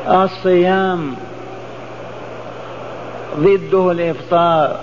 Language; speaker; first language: Arabic; native; Arabic